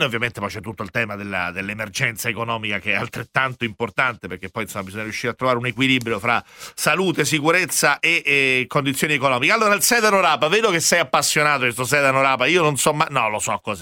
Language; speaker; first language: Italian; native; Italian